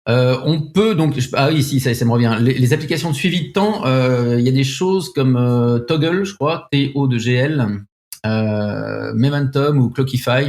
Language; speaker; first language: French; native; French